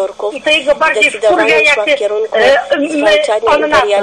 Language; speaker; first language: Polish; native; Polish